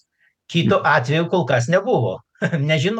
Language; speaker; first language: Lithuanian; non-native, local second language; Russian